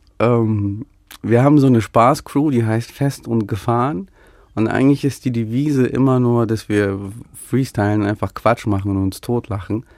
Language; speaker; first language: German; early bilingual, other home language; Russian